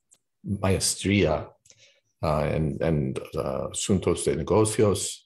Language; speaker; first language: Spanish; non-native, fluent; English